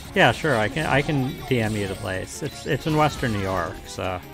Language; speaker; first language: English; native; English